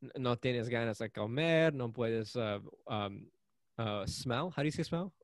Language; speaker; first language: Spanish; early bilingual, heritage; Spanish